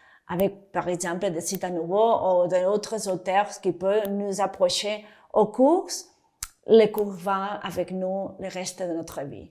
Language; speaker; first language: French; non-native, fluent; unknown